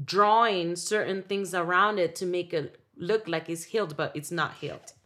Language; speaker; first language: English; non-native, fluent; Spanish